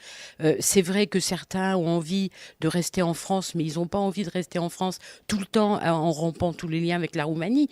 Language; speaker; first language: French; native; French